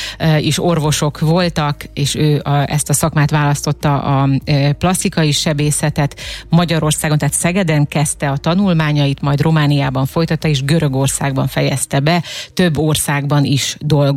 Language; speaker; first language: Hungarian; native; Hungarian